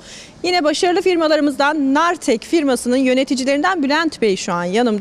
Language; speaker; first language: Turkish; native; Turkish